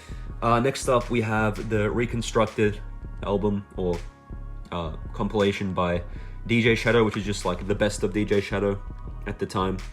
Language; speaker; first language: English; native; English